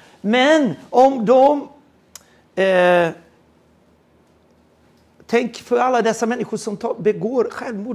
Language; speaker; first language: Swedish; non-native, fluent; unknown